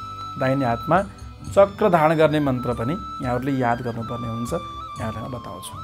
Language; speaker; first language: Nepali; native; Nepali